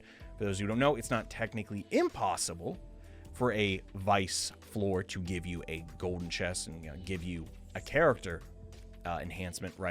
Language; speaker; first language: English; native; English